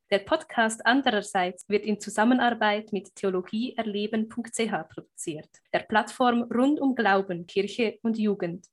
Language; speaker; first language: German; native; German